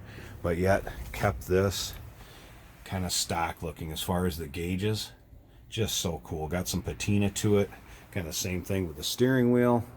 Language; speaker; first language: English; native; English